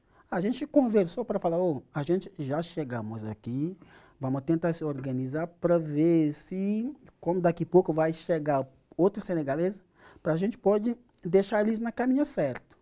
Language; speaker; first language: Portuguese; non-native, learner; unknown